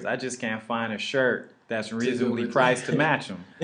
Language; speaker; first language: English; native; English